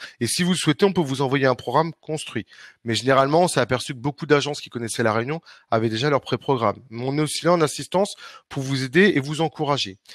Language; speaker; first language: French; native; French